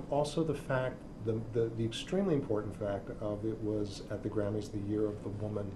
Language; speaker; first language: English; native; English